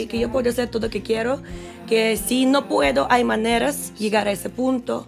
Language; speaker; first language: Spanish; non-native, learner; Russian